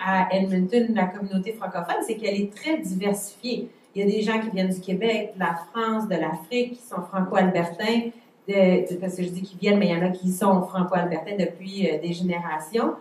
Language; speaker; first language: French; native; French